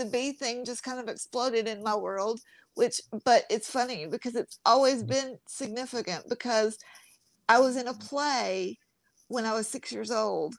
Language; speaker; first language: English; native; English